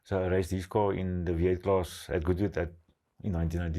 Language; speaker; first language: English; non-native, local second language; Afrikaans